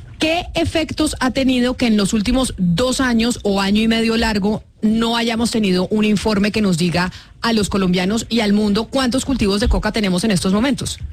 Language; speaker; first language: Spanish; native; Spanish